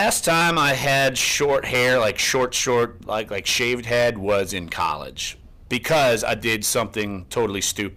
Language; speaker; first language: English; native; English